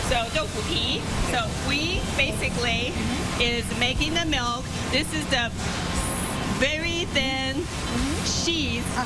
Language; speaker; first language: English; non-native, learner; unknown